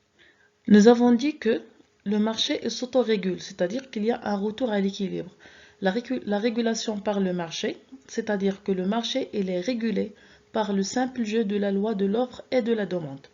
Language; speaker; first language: French; non-native, local second language; Arabic